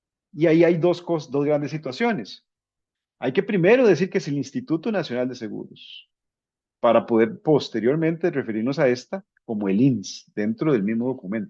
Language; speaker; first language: Spanish; native; Spanish